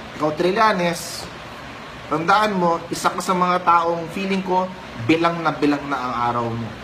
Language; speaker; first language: Filipino; native; Filipino